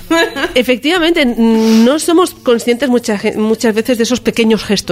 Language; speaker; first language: Spanish; native; Spanish